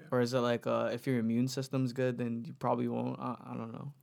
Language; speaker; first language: English; non-native, local second language; Filipino